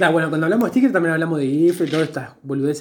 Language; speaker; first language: Spanish; native; Spanish